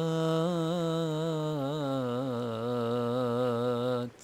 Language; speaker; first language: Indonesian; non-native, learner; Turkish